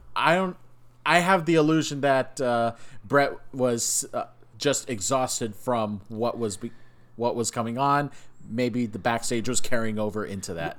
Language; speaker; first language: English; native; English